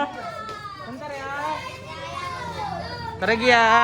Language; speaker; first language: Indonesian; native; Indonesian